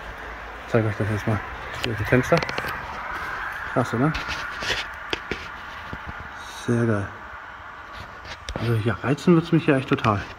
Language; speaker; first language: German; native; German